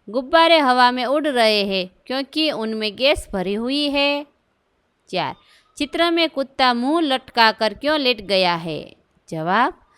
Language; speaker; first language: Hindi; non-native, local second language; Gujarati